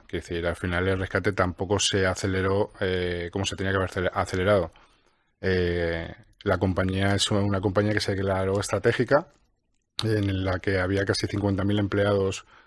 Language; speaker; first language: Spanish; native; Spanish